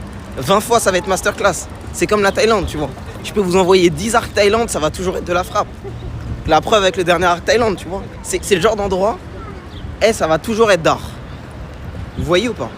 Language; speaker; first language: French; native; French